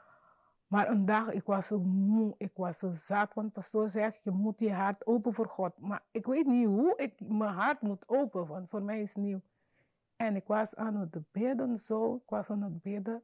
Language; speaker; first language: Dutch; non-native, learner; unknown